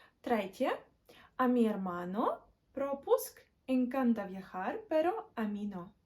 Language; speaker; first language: Spanish; non-native, learner; Ukrainian